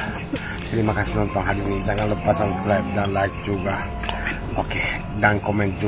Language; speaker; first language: Indonesian; non-native, learner; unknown